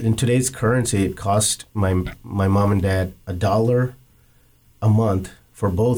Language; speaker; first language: English; non-native, local second language; Kannada